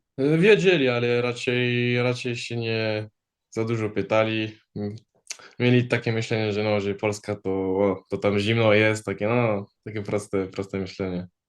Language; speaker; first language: Polish; early bilingual, heritage; Polish